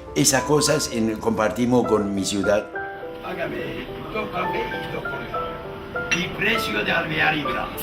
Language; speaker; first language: Spanish; non-native, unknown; Azerbaijani